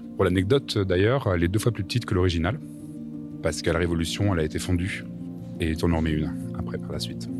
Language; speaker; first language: French; native; French